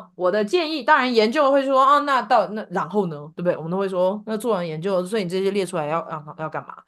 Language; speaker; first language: Chinese; native; Chinese